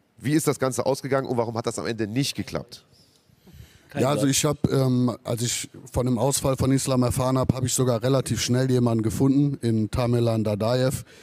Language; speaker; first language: German; native; German